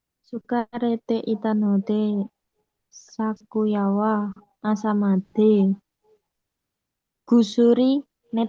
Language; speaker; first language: Japanese; non-native, learner; Indonesian